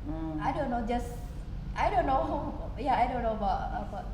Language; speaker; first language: English; non-native, learner; Indonesian